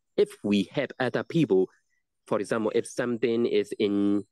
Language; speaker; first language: English; non-native, learner; Burmese